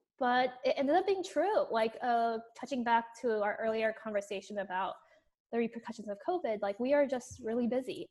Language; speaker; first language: English; native; English